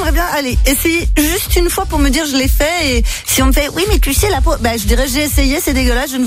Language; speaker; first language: French; native; French